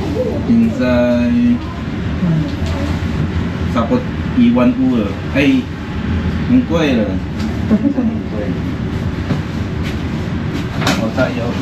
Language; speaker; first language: Chinese; non-native, learner; Filipino